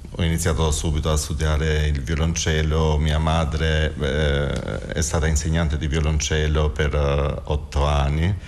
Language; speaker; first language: Italian; non-native, fluent; Albanian